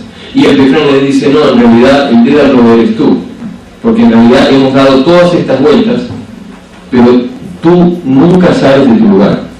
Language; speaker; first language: Spanish; native; Spanish